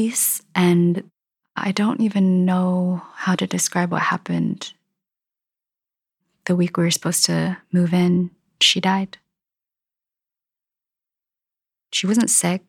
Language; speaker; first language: English; native; English